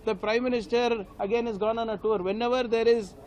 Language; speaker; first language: English; non-native, local second language; Hindi